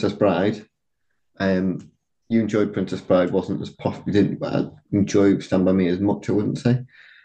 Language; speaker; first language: English; native; English